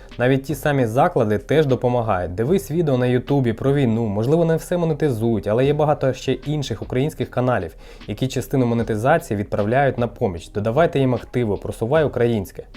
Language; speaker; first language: Ukrainian; non-native, local second language; Russian